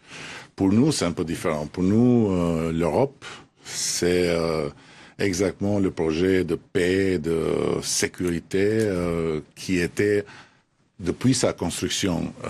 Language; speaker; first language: French; non-native, fluent; Albanian